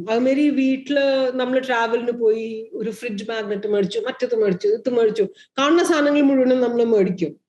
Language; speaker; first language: Malayalam; early bilingual, heritage; Malayalam